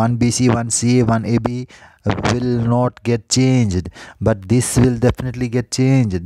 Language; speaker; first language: English; non-native, local second language; Hindi